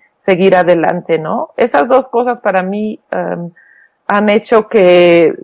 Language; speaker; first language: Spanish; non-native, fluent; Dutch